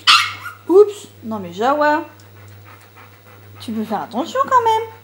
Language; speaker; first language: French; native; French